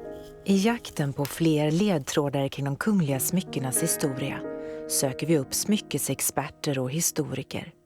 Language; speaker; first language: Swedish; native; Swedish